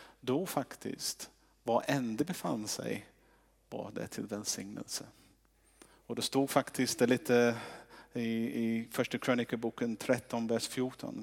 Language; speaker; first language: Swedish; non-native, fluent; English